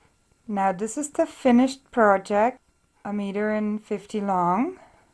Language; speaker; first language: English; non-native, fluent; German